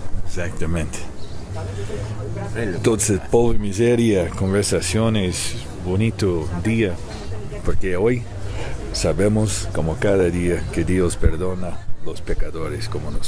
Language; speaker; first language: Spanish; non-native, learner; English